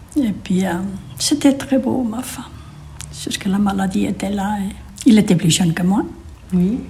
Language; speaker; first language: French; non-native, fluent; Spanish